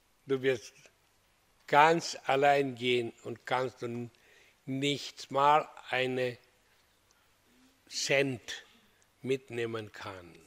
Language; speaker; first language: German; non-native, learner; Hindi